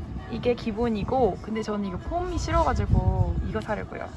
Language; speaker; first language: Korean; native; Korean